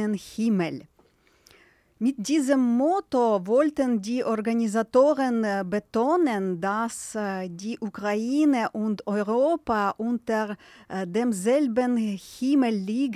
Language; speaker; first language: German; non-native, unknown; Ukrainian